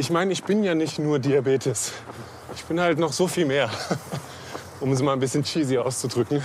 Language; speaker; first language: German; native; German